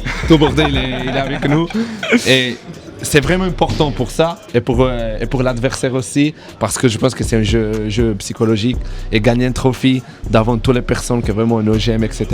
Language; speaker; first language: French; non-native, fluent; Italian